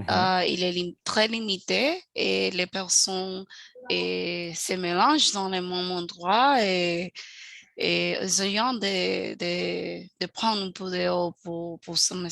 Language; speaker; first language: French; non-native, learner; Spanish